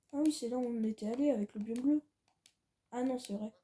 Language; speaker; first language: French; native; French